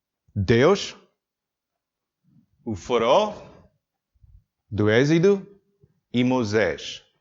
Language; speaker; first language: Portuguese; non-native, learner; English